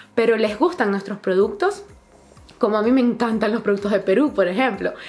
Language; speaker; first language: Spanish; native; Spanish